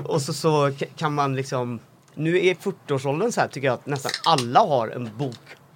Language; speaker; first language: Swedish; native; Swedish